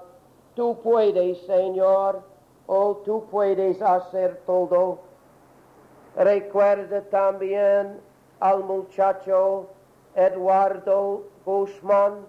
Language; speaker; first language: Spanish; non-native, learner; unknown